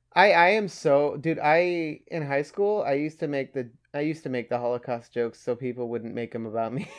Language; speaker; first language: English; early bilingual, other home language; German